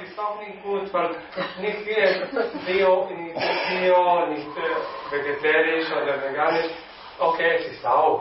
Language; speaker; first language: German; non-native, learner; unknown